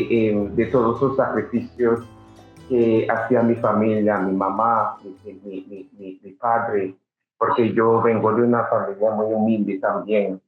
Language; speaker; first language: Spanish; non-native, fluent; English